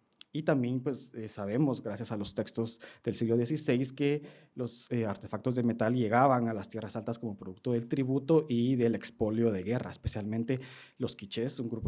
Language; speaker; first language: Spanish; native; Spanish